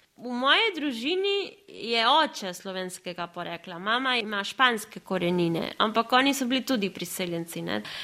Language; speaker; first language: Slovenian; early bilingual, other home language; Spanish